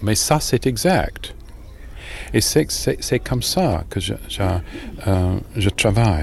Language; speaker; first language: French; non-native, fluent; English